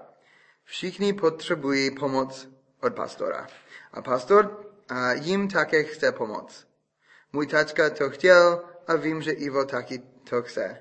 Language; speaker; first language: Czech; non-native, fluent; English